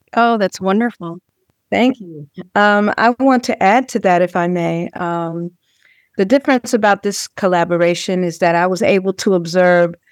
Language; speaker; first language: English; native; English